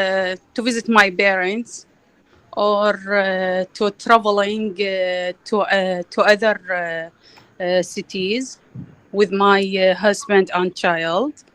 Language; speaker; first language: English; non-native, learner; Arabic